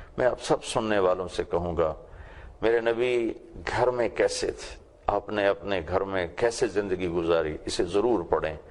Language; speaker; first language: Urdu; non-native, local second language; Punjabi